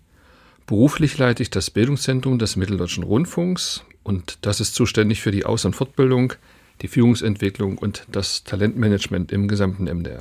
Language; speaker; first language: German; native; German